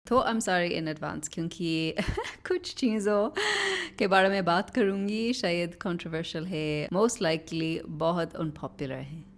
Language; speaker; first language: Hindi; non-native, learner; English